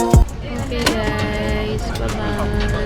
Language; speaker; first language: English; non-native, local second language; Filipino